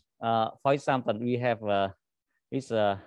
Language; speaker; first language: English; non-native, learner; Vietnamese